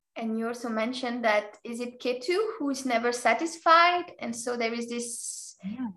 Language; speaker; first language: English; non-native, fluent; French